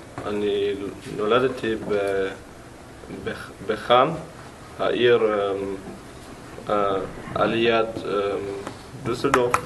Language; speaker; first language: Hebrew; non-native, learner; German